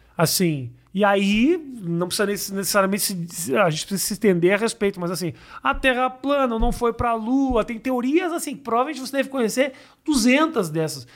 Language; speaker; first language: Portuguese; native; Portuguese